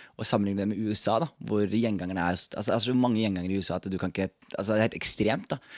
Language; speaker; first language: Norwegian; native; Norwegian